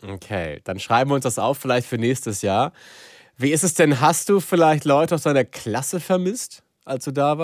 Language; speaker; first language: German; native; German